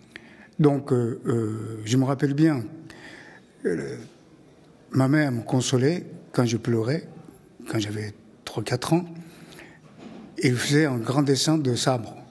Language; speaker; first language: French; non-native, fluent; Japanese